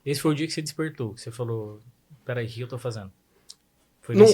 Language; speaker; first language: Portuguese; native; Portuguese